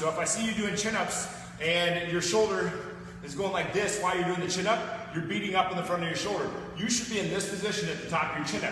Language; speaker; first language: English; native; English